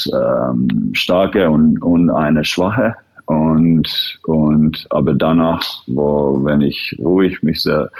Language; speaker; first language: German; non-native, fluent; Finnish